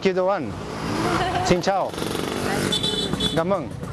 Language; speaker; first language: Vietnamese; non-native, learner; Thai